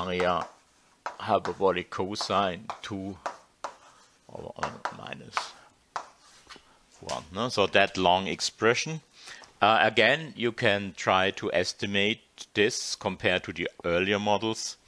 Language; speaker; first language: English; non-native, fluent; German